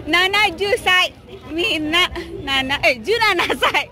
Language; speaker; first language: Japanese; non-native, learner; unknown